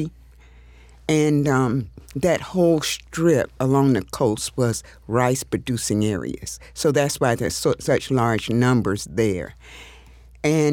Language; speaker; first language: English; native; English